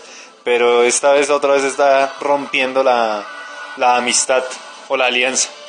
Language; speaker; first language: Spanish; native; Spanish